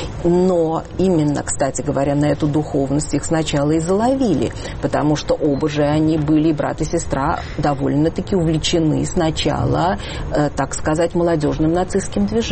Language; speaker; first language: Russian; native; Russian